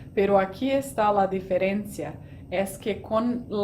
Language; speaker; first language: Spanish; non-native, fluent; Portuguese